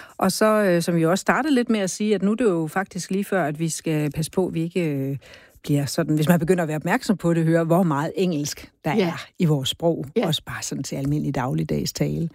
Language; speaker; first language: Danish; native; Danish